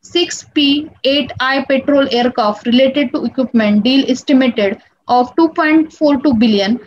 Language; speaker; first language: English; non-native, local second language; Marathi